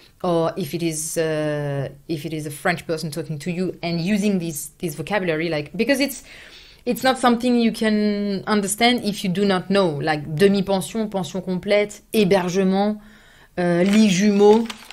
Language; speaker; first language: English; non-native, fluent; French